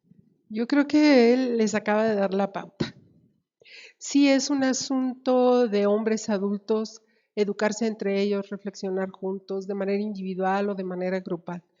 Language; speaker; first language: Spanish; native; Spanish